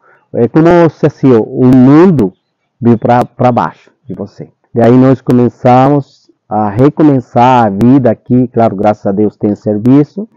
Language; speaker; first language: Portuguese; non-native, fluent; Spanish